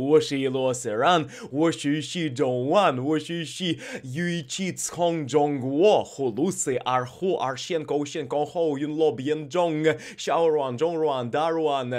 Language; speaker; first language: Chinese; non-native, learner; Russian